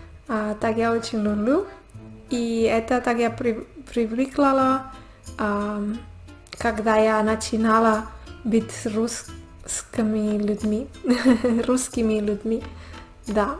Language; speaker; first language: Russian; non-native, learner; Spanish